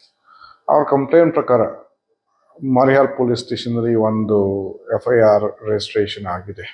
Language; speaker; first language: Kannada; non-native, fluent; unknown